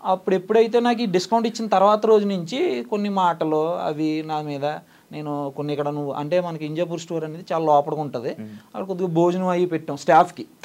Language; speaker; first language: Telugu; native; Telugu